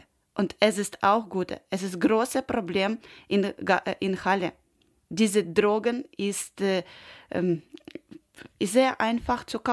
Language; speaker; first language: German; non-native, learner; Ukrainian